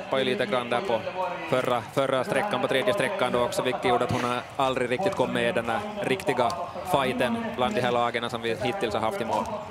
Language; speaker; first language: Swedish; native; Swedish